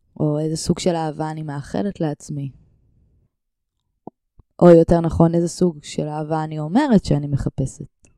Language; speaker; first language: Hebrew; native; Hebrew